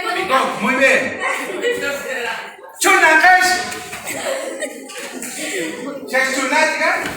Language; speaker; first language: Spanish; non-native, local second language; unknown